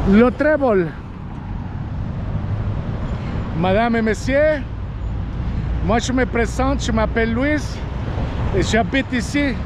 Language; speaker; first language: French; non-native, fluent; Spanish